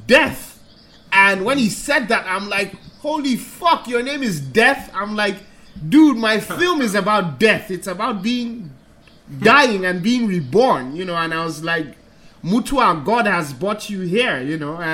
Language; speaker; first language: English; non-native, local second language; Hausa